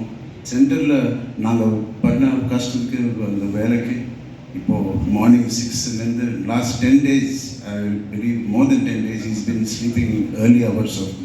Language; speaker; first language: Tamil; non-native, learner; Telugu